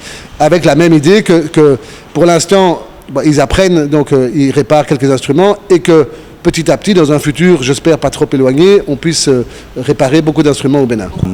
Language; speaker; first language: French; native; French